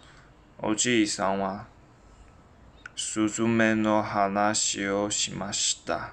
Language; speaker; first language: Japanese; non-native, learner; Chinese